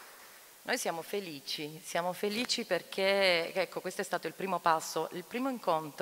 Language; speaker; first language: Italian; native; Italian